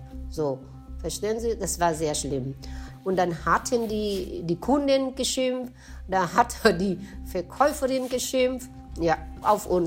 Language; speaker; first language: German; non-native, fluent; Vietnamese